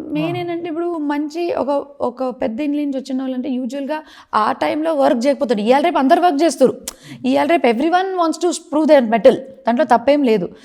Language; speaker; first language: Telugu; non-native, local second language; Kannada